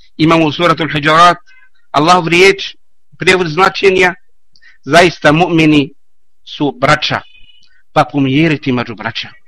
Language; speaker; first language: Bosnian; non-native, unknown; Arabic